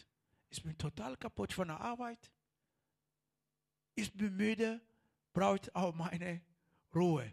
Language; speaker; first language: German; non-native, learner; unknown